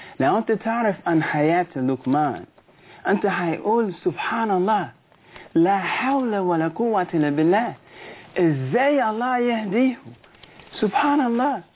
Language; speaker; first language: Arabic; non-native, learner; English